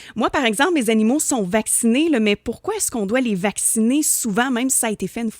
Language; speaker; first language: French; native; French